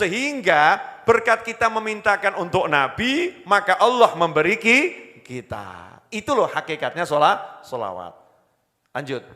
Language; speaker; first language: Indonesian; native; Indonesian